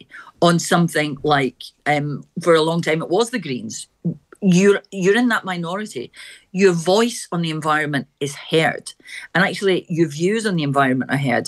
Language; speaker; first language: English; native; English